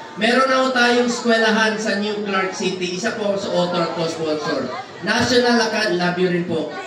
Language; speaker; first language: Filipino; non-native, local second language; Cebuano